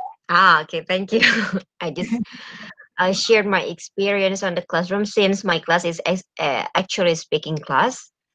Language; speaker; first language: English; non-native, fluent; Indonesian